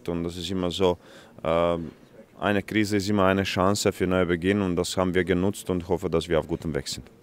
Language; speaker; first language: German; non-native, fluent; Croatian